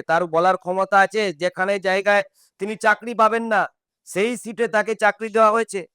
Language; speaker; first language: Bangla; non-native, local second language; Santali